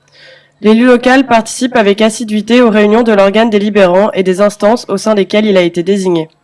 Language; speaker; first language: French; native; French